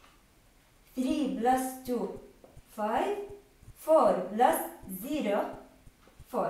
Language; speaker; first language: Arabic; native; Arabic